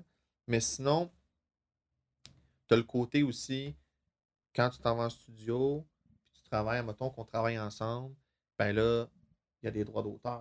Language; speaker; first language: French; native; French